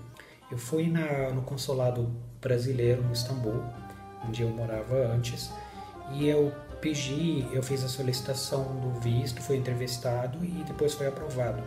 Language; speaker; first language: Portuguese; non-native, learner; Spanish